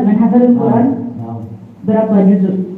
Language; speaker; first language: Indonesian; non-native, learner; Arabic